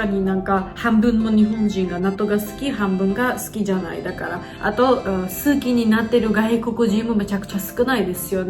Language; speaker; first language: Japanese; non-native, fluent; Georgian